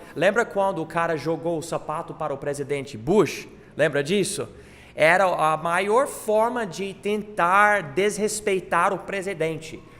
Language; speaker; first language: Portuguese; non-native, fluent; English